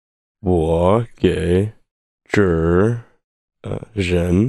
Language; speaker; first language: Chinese; non-native, learner; English